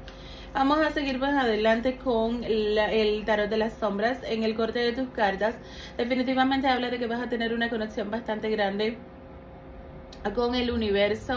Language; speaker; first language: Spanish; native; Spanish